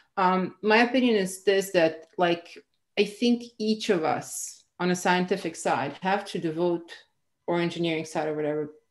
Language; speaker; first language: English; non-native, fluent; Croatian